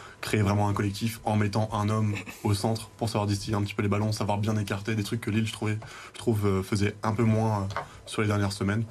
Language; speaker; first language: French; native; French